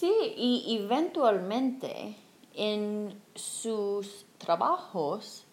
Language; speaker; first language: Spanish; non-native, learner; English